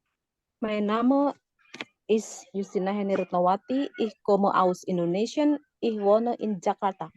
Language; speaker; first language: German; non-native, learner; Indonesian